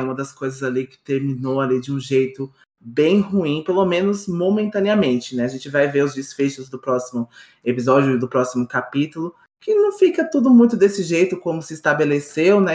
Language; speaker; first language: Portuguese; native; Portuguese